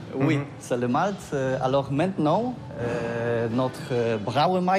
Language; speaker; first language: French; non-native, learner; Polish